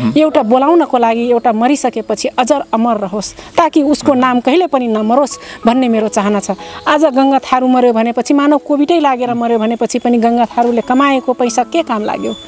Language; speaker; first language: Nepali; non-native, local second language; Dangaura Tharu